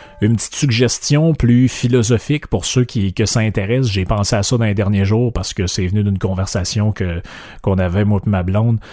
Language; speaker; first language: French; native; French